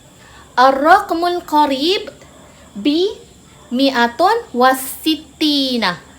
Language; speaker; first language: Arabic; non-native, fluent; Malay